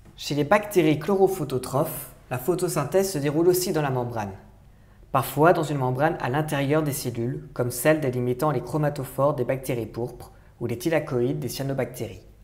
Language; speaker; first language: French; native; French